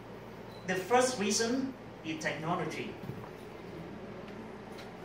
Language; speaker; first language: English; non-native, learner; Vietnamese